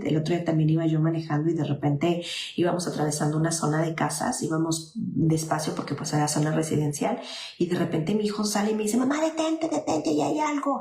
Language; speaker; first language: Spanish; native; Spanish